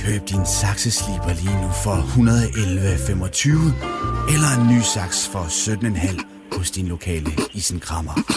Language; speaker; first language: Danish; native; Danish